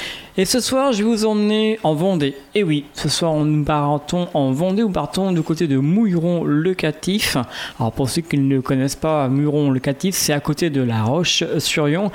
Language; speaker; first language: French; native; French